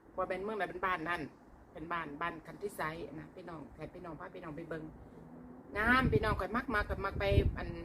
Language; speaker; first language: Thai; non-native, local second language; Northeastern Thai